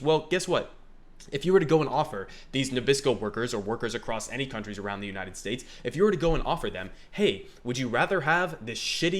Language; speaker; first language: English; native; English